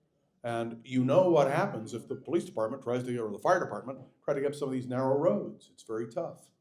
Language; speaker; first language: English; native; English